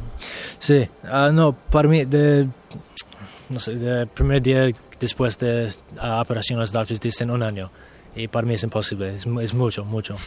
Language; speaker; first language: Spanish; non-native, learner; English